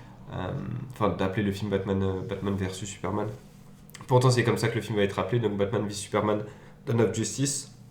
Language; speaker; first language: French; native; French